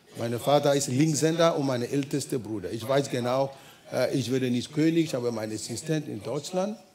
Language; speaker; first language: German; non-native, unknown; Ewe